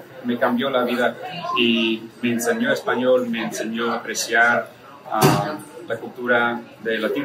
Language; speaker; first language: Spanish; non-native, fluent; English